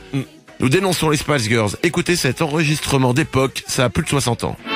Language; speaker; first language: French; native; French